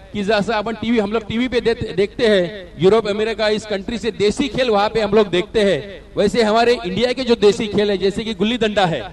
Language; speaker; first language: Hindi; non-native, local second language; Marathi